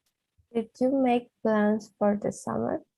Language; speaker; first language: English; non-native, learner; Portuguese